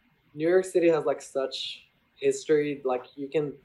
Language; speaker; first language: English; non-native, fluent; Arabic